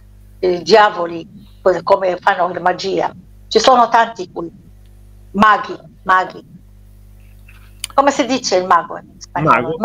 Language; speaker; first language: Italian; non-native, fluent; Arabic